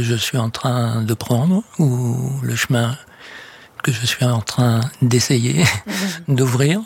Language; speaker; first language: French; native; French